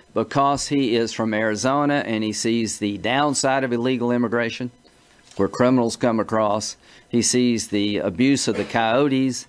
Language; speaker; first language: English; native; English